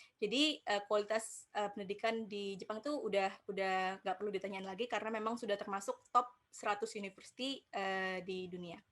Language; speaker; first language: Indonesian; native; Indonesian